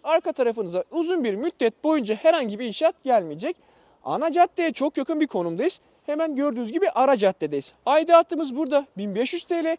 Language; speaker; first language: Turkish; native; Turkish